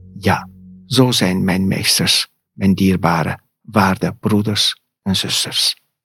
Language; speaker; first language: Dutch; non-native, fluent; Persian